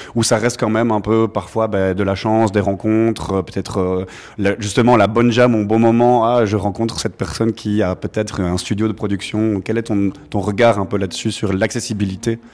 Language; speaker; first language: French; native; French